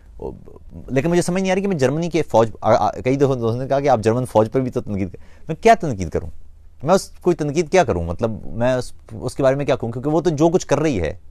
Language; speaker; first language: Urdu; non-native, local second language; Punjabi